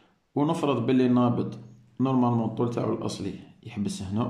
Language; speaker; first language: Arabic; native; Arabic